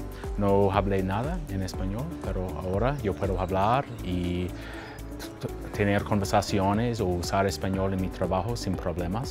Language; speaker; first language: Spanish; non-native, learner; English